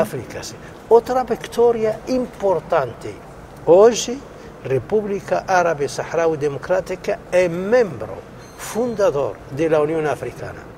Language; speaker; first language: Spanish; non-native, local second language; Arabic